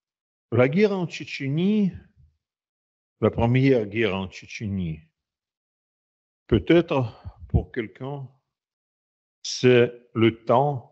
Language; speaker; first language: French; non-native, fluent; Russian